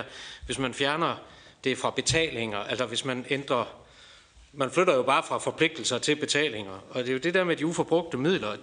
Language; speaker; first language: Danish; native; Danish